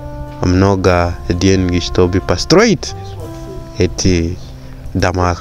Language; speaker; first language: Russian; non-native, fluent; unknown